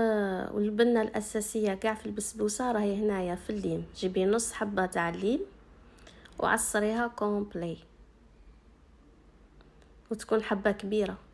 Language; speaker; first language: Arabic; native; Arabic